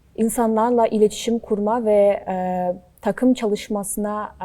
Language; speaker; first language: Turkish; non-native, fluent; Kazakh